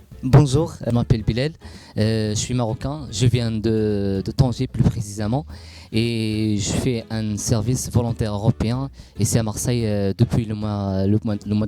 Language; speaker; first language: French; non-native, local second language; Arabic